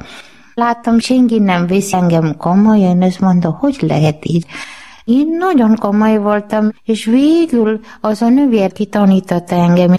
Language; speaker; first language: Hungarian; non-native, learner; Malayalam